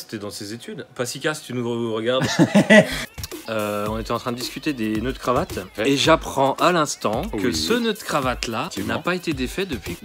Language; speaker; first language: French; native; French